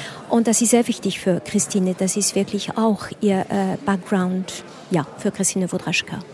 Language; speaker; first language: German; non-native, learner; French